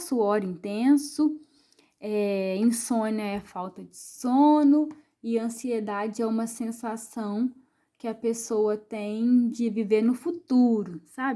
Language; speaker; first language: Portuguese; native; Portuguese